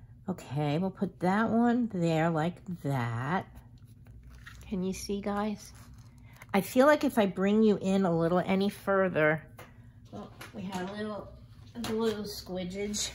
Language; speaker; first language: English; native; English